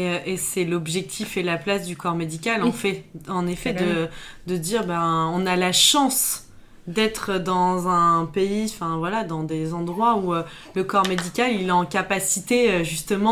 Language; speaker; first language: French; native; French